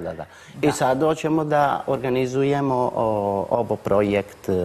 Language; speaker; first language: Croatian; non-native, learner; Italian